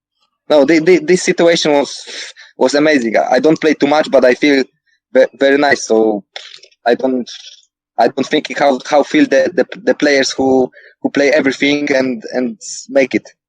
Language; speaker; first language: English; non-native, learner; Polish